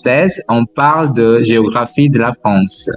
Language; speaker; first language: French; non-native, fluent; Indonesian